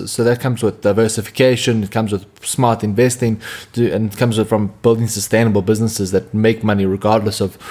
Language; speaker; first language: English; native; English